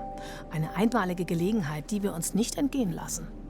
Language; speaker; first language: German; native; German